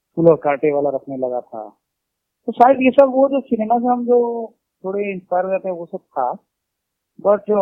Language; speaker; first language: Hindi; native; Hindi